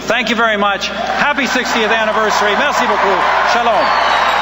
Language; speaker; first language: English; native; English